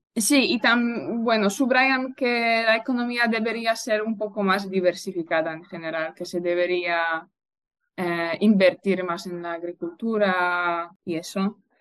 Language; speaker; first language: Spanish; non-native, fluent; Polish